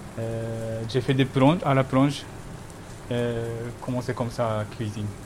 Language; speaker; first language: French; non-native, learner; Japanese